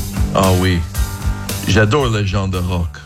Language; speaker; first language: French; non-native, learner; English